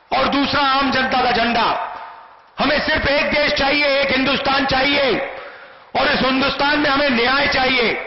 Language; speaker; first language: Hindi; native; Hindi